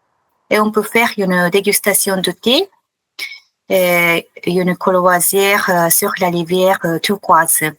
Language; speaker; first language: French; non-native, fluent; Japanese